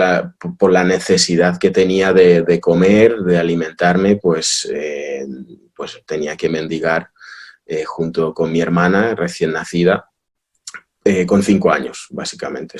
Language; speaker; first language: Spanish; early bilingual, other home language; Russian